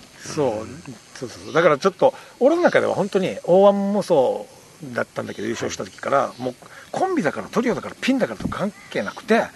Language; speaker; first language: Japanese; native; Japanese